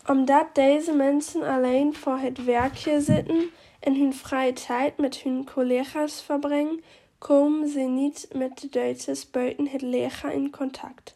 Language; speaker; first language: Dutch; non-native, learner; German